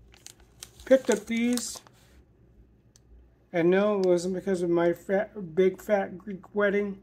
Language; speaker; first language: English; native; English